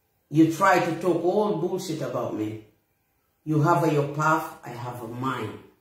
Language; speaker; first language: English; non-native, fluent; Upper Guinea Crioulo